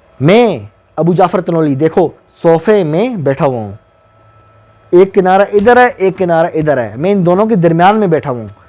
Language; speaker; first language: Urdu; non-native, local second language; Northern Hindko